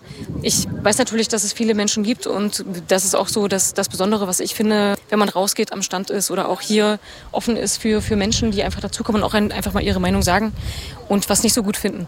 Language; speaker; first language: German; native; German